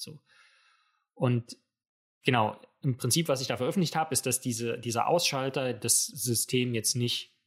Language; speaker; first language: German; native; German